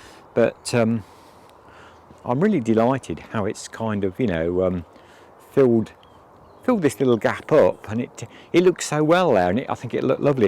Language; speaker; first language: English; native; English